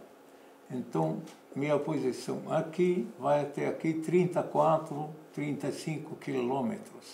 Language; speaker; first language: Portuguese; non-native, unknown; Arabic